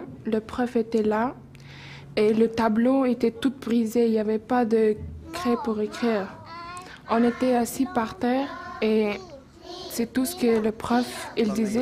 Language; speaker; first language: French; non-native, learner; Persian